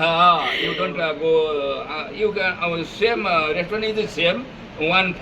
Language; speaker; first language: English; non-native, learner; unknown